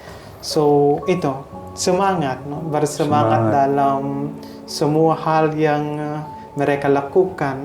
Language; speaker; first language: Indonesian; non-native, fluent; Hiligaynon